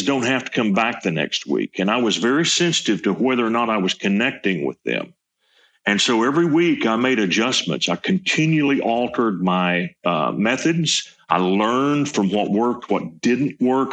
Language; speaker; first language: English; native; English